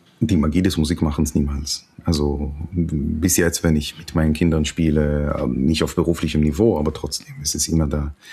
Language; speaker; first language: German; non-native, fluent; Hebrew